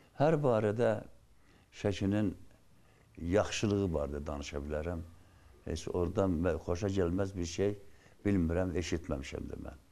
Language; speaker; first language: Azerbaijani; native; Azerbaijani